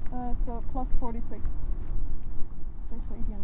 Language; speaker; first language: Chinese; non-native, learner; Swedish